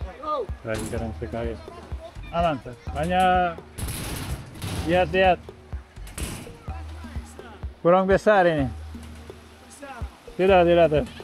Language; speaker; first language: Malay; non-native, learner; French